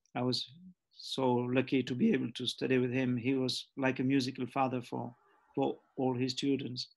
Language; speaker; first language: English; early bilingual, other home language; French